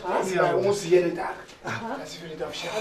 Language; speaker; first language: German; non-native, learner; Ewe